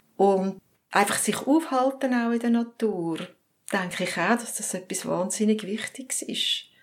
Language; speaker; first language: German; native; German